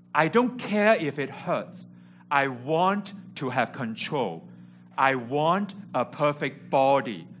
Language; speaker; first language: English; non-native, local second language; Cantonese